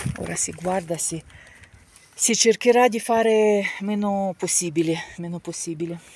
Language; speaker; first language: Italian; non-native, learner; Ukrainian